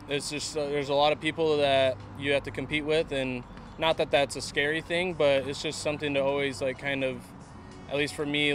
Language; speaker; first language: English; native; English